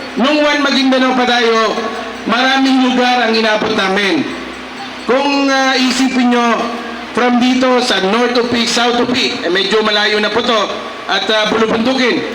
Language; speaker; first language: Filipino; non-native, local second language; Maguindanaon